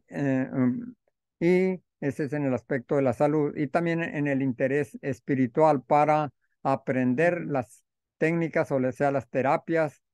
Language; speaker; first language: Spanish; native; Spanish